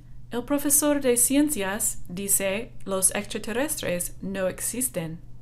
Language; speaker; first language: Spanish; non-native, fluent; English